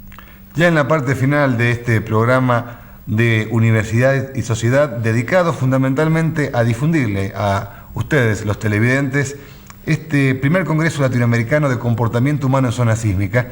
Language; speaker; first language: Spanish; native; Spanish